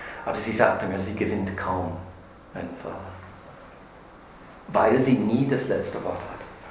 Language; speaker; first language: German; non-native, fluent; English